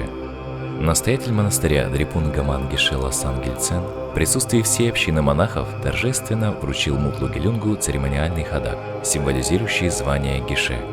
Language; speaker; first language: Russian; native; Russian